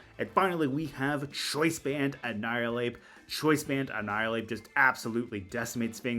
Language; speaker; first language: English; native; English